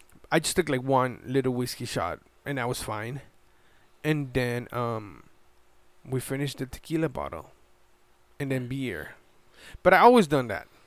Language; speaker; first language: English; non-native, fluent; Spanish